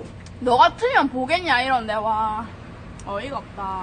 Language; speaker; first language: Korean; native; Korean